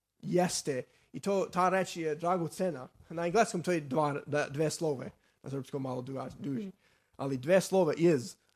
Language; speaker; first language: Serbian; non-native, fluent; Slovak